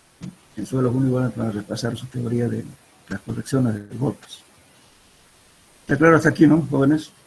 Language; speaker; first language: Spanish; native; Spanish